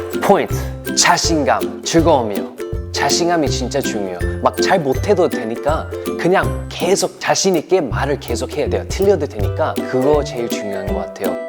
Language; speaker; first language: Korean; non-native, fluent; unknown